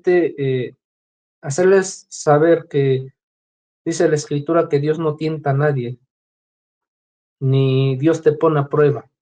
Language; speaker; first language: Spanish; native; Spanish